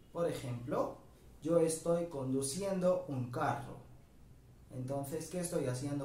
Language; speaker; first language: Spanish; non-native, fluent; Hindi